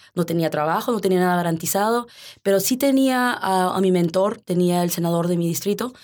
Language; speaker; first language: Spanish; early bilingual, heritage; Spanish